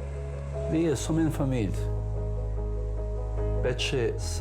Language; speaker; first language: Swedish; non-native, fluent; Bosnian